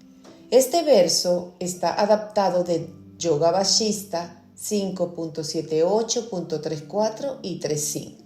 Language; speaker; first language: Spanish; native; Spanish